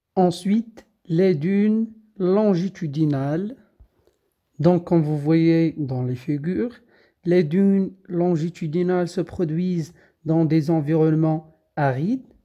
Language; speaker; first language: French; non-native, local second language; Arabic